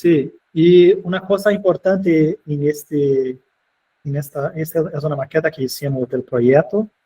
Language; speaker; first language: Spanish; non-native, fluent; Portuguese